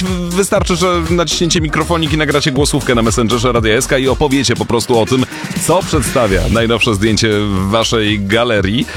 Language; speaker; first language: Polish; native; Polish